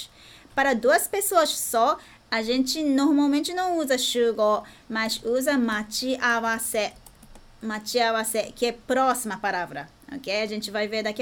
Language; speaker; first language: Portuguese; non-native, fluent; Japanese